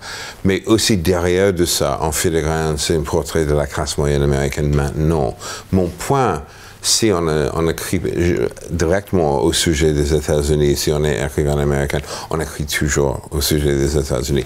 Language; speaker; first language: French; non-native, fluent; English